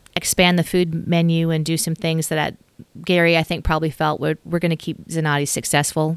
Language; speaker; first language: English; native; English